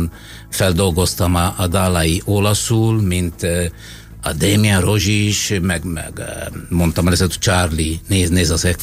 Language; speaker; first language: Hungarian; non-native, fluent; Italian